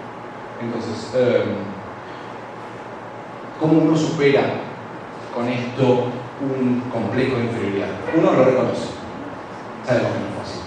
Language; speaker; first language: Spanish; native; Spanish